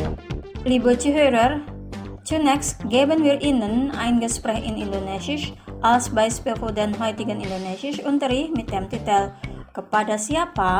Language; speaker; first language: German; non-native, fluent; Indonesian